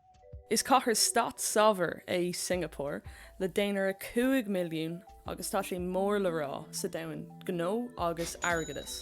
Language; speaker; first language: Irish; non-native, local second language; English